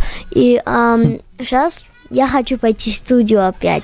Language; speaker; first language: Russian; early bilingual, heritage; English